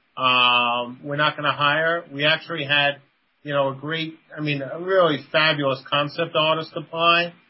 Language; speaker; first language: English; native; English